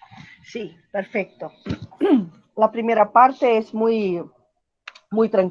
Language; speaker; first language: Spanish; non-native, learner; Portuguese